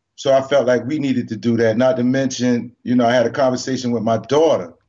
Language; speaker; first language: English; native; English